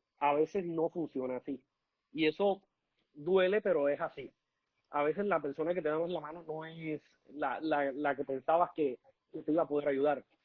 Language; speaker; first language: Spanish; native; Spanish